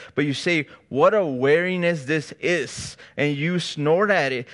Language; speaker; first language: English; native; English